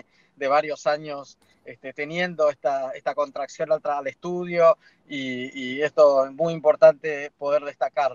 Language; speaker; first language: Spanish; native; Spanish